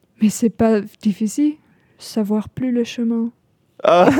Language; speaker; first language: French; non-native, fluent; German